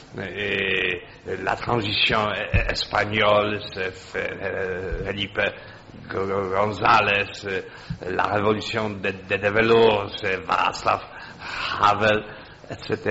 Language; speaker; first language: French; non-native, fluent; Polish